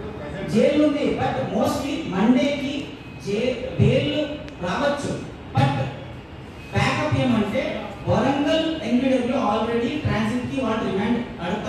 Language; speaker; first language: Telugu; non-native, local second language; Urdu